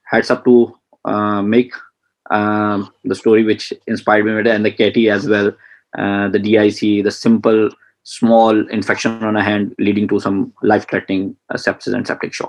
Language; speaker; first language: English; non-native, local second language; Punjabi